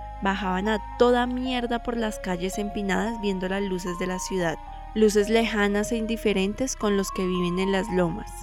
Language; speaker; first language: Spanish; native; Spanish